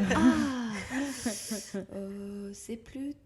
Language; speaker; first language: French; non-native, learner; Korean